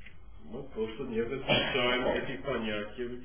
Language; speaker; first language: Russian; non-native, fluent; English